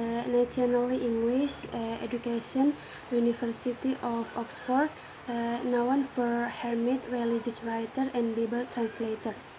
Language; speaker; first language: English; non-native, learner; Indonesian